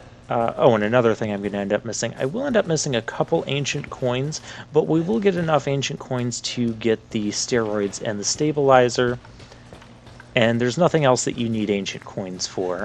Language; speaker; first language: English; native; English